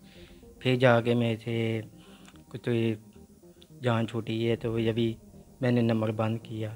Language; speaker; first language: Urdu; non-native, local second language; Punjabi